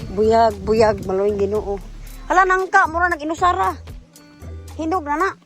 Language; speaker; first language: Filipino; non-native, local second language; Cebuano